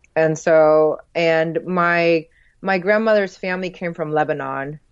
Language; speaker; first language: English; early bilingual, other home language; Spanish